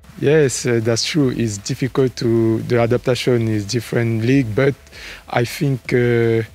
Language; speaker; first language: English; non-native, learner; French